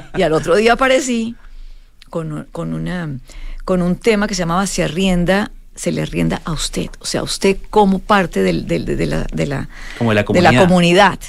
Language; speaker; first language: Spanish; native; Spanish